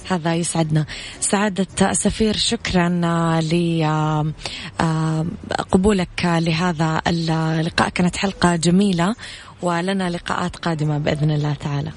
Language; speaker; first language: Arabic; native; Arabic